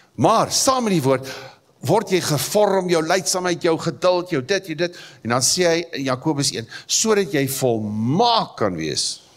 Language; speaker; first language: Afrikaans; native; Afrikaans